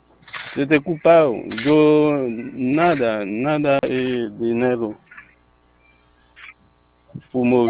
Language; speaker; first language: Spanish; non-native, learner; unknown